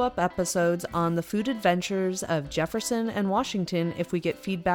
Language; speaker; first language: English; native; English